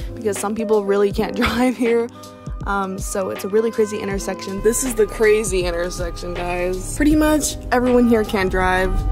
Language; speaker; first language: English; native; English